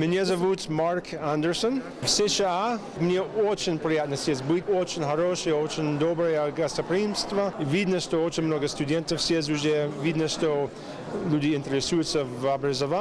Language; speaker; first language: Russian; non-native, fluent; English